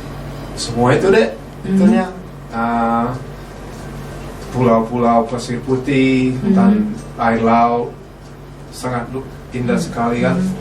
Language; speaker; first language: Indonesian; non-native, fluent; English